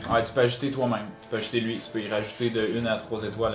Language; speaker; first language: French; native; French